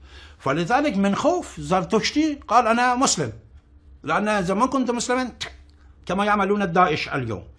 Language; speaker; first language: Arabic; non-native, fluent; Persian